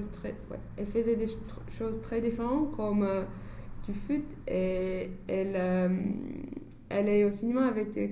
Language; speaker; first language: French; non-native, learner; English